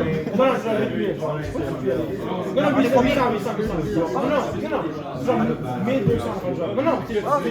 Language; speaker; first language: French; native; French